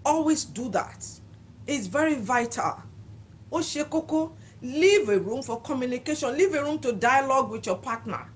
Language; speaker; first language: English; non-native, local second language; Yoruba